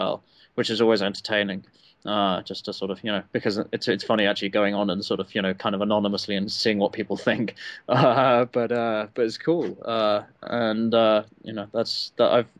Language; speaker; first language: English; native; English